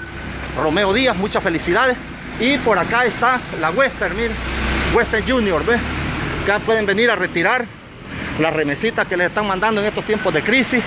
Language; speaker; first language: Spanish; native; Spanish